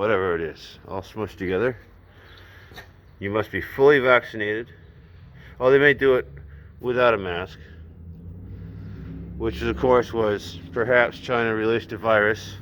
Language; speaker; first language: English; native; English